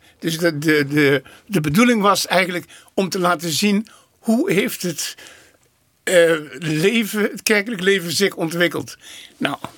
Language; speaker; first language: Dutch; native; Dutch